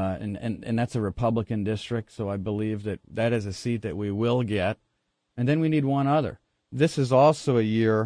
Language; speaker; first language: English; native; English